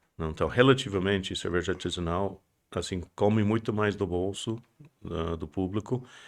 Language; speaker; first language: Portuguese; non-native, fluent; English